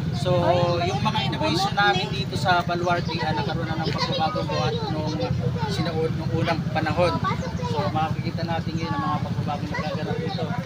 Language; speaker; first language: Filipino; native; Filipino